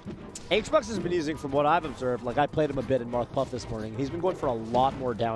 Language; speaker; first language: English; native; English